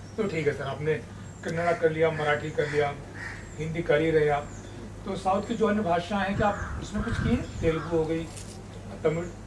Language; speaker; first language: Hindi; native; Hindi